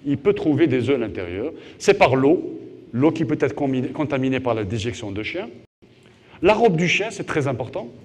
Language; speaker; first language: French; non-native, local second language; Arabic